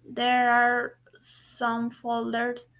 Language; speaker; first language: English; non-native, learner; Spanish